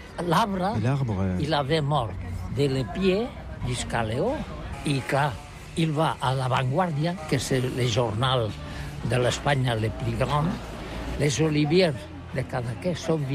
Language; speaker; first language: French; non-native, learner; Catalan